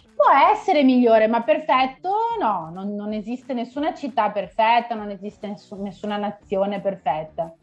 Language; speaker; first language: Italian; native; Italian